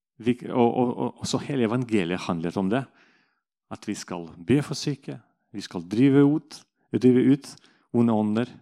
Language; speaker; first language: Norwegian; non-native, fluent; Russian